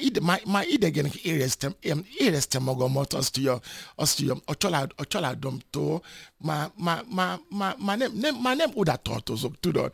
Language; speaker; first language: Hungarian; non-native, fluent; Yoruba